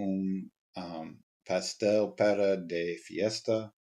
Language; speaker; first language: Spanish; non-native, learner; English